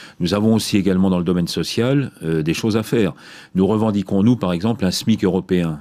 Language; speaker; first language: French; native; French